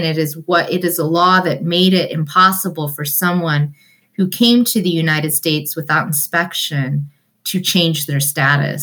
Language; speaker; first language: English; early bilingual, other home language; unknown